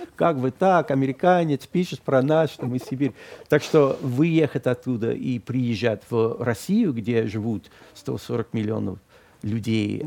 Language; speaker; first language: Russian; non-native, fluent; English